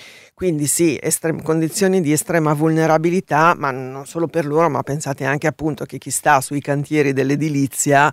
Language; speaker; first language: Italian; native; Italian